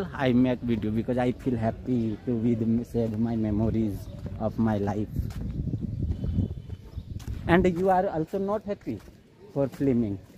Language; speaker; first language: English; non-native, learner; Hindi